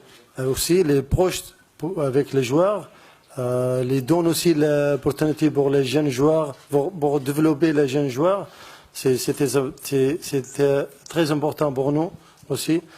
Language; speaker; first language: French; non-native, learner; Arabic